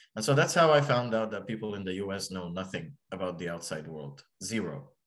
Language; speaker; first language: English; early bilingual, other home language; Arabic